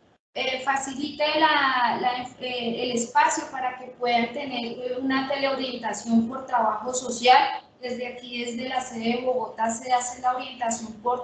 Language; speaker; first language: Spanish; native; Spanish